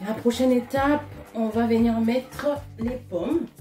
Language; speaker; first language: French; native; French